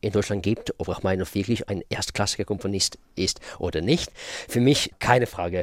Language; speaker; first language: German; non-native, fluent; Russian